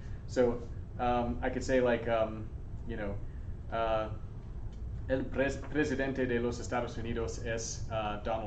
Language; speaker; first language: Spanish; non-native, fluent; English